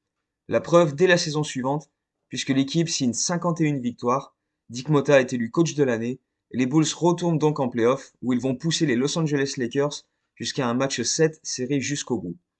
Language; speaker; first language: French; native; French